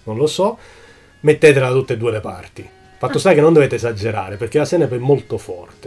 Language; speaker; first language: Italian; native; Italian